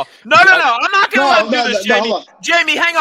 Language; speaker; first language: English; native; English